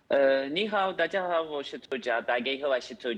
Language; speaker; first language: Chinese; non-native, fluent; Turkish